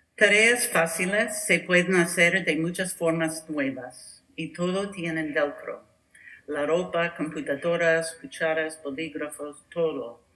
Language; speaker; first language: Spanish; non-native, learner; English